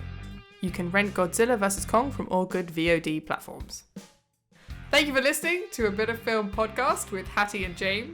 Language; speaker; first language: English; native; English